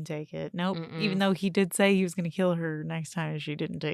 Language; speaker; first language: English; native; English